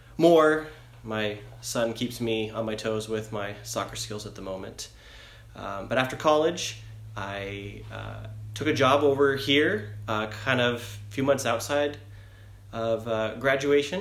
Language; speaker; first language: English; native; English